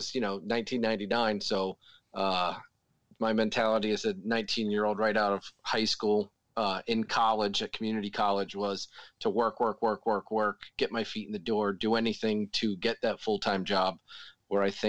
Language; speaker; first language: English; native; English